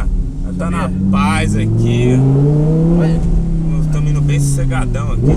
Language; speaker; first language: Portuguese; native; Portuguese